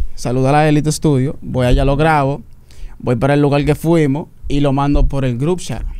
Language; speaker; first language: Spanish; early bilingual, heritage; Spanish